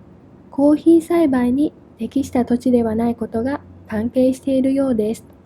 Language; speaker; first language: Japanese; non-native, fluent; Vietnamese